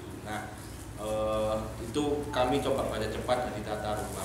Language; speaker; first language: Indonesian; native; Indonesian